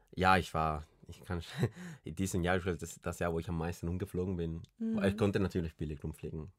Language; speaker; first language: German; early bilingual, other home language; Spanish